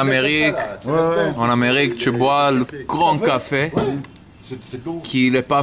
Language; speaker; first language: French; non-native, learner; English